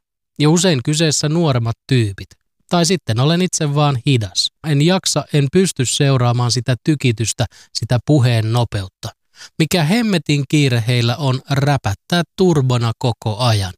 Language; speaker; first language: Finnish; native; Finnish